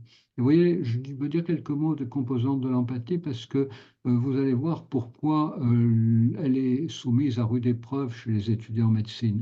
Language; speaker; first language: French; native; French